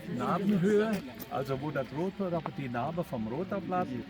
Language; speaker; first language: German; native; German